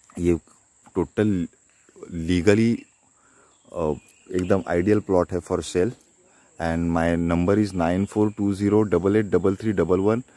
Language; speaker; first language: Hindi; non-native, local second language; Marathi